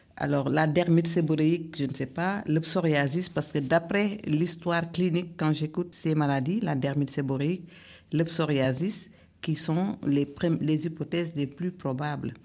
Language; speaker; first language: French; non-native, local second language; Wolof